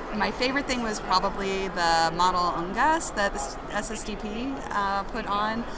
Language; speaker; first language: English; native; English